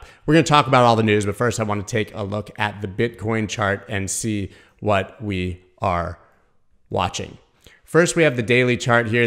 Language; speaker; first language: English; native; English